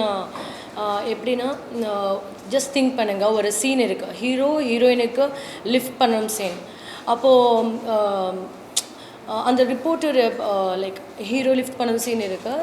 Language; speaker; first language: Tamil; non-native, learner; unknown